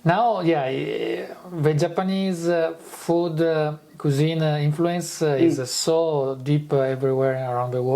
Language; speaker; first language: English; non-native, fluent; Italian